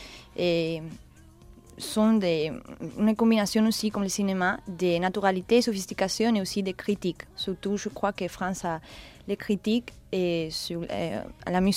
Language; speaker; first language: French; non-native, learner; Spanish